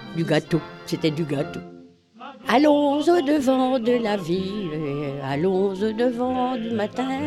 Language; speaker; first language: French; native; French